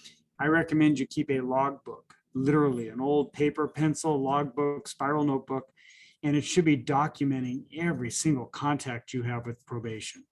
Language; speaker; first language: English; native; English